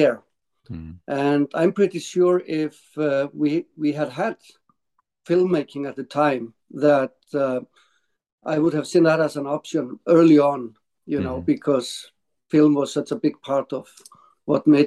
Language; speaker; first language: English; non-native, fluent; Icelandic